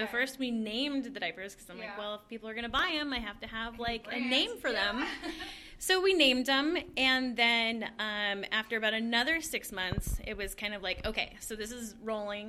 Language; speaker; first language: English; native; English